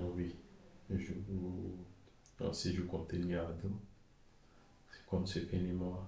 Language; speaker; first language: French; non-native, learner; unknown